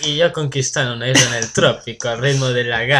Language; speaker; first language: Spanish; native; Spanish